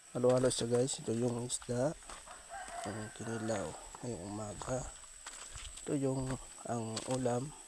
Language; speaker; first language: Filipino; non-native, local second language; Cebuano